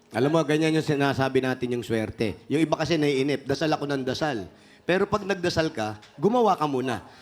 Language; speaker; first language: Filipino; native; Filipino